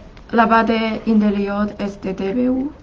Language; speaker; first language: Spanish; non-native, fluent; Chinese